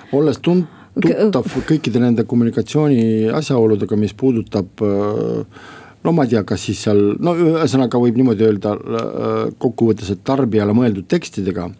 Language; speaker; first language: Estonian; non-native, local second language; Russian